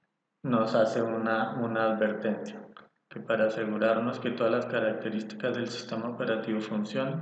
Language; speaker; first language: Spanish; native; Spanish